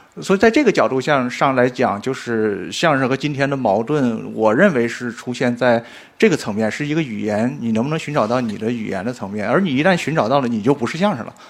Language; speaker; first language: Chinese; native; Chinese